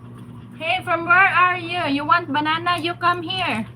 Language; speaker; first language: English; non-native, local second language; Cebuano